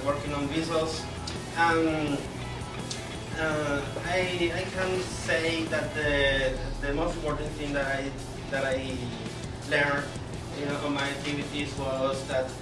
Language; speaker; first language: English; non-native, learner; Spanish